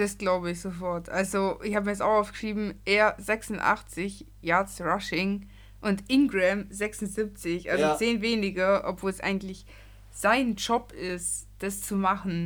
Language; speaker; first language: German; native; German